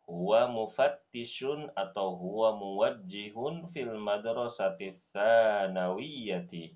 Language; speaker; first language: Arabic; non-native, fluent; Indonesian